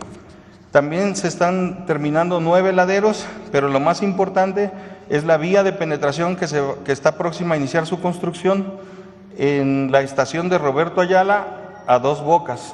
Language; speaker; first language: Spanish; native; Spanish